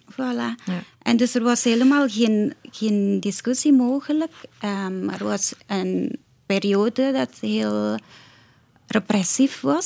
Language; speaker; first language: Dutch; non-native, fluent; Indonesian